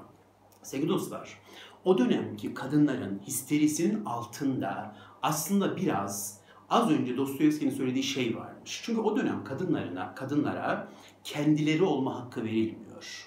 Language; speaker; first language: Turkish; native; Turkish